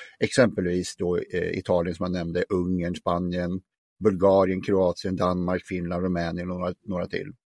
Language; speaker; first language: Swedish; native; Swedish